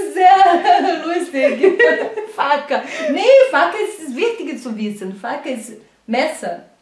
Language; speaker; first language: German; non-native, fluent; Portuguese